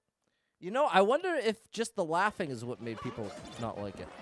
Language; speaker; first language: English; native; English